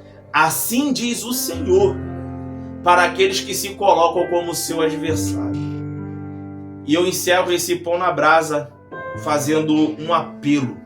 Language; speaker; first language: Portuguese; native; Portuguese